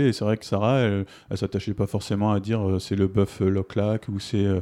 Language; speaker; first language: French; native; French